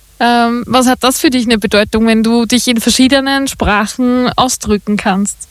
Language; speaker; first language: German; native; German